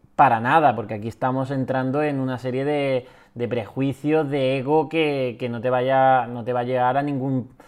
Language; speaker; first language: Spanish; native; Spanish